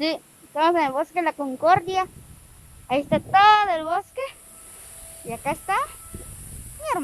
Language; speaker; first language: Spanish; native; Spanish